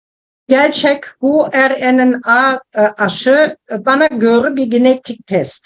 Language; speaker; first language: Turkish; non-native, learner; German